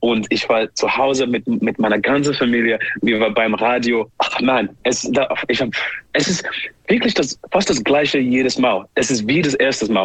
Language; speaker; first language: German; non-native, learner; English